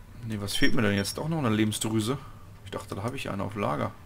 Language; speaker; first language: German; native; German